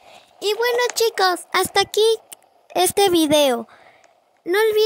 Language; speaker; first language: Spanish; native; Spanish